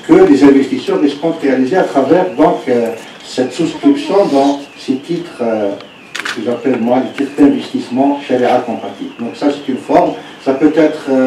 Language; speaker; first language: French; non-native, local second language; Arabic